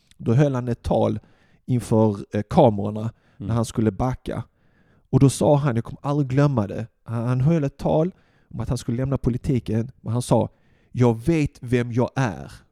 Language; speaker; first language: Swedish; early bilingual, other home language; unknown